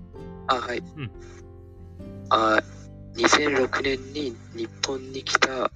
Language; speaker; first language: Japanese; non-native, fluent; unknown